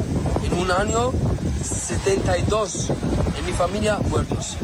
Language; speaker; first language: Spanish; non-native, learner; Arabic